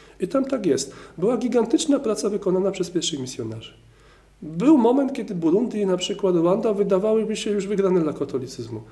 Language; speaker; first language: Polish; native; Polish